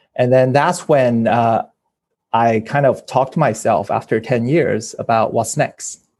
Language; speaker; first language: English; early bilingual, other home language; Chinese